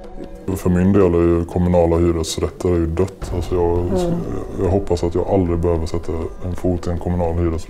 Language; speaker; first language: Swedish; native; Swedish